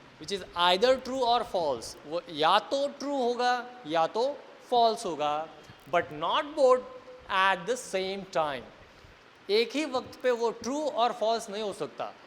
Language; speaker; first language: Hindi; non-native, local second language; Marathi